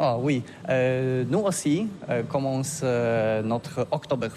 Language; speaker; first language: French; non-native, learner; Polish